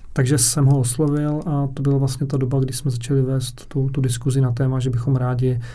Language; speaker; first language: Czech; native; Czech